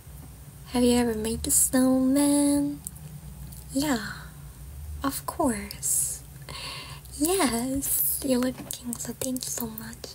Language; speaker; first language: English; non-native, fluent; Georgian